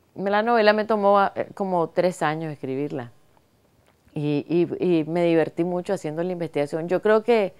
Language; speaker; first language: Spanish; native; Spanish